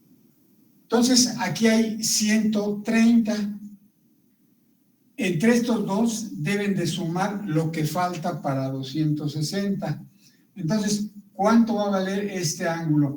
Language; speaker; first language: Spanish; native; Spanish